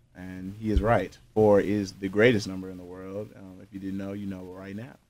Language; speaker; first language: English; native; English